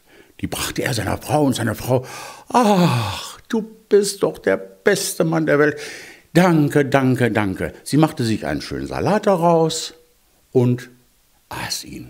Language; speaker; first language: German; native; German